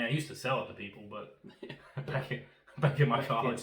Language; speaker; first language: English; native; English